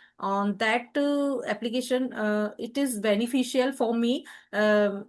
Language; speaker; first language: English; non-native, learner; Hindi